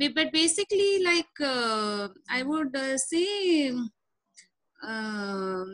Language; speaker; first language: English; non-native, local second language; Hindi